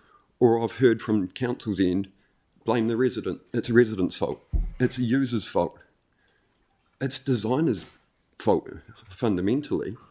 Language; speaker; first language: English; native; English